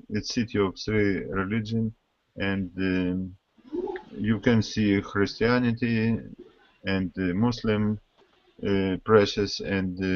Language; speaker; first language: English; non-native, learner; Russian